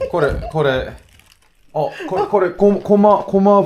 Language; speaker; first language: Japanese; non-native, fluent; Korean